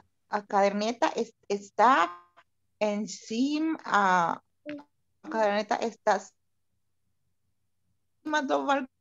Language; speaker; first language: Portuguese; non-native, learner; Spanish